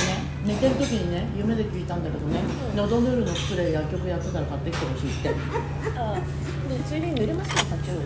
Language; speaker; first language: Japanese; non-native, fluent; Filipino